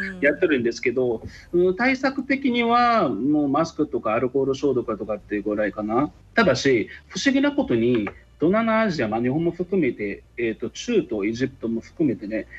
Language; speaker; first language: Japanese; non-native, fluent; Arabic